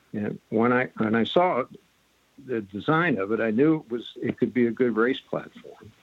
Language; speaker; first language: English; native; English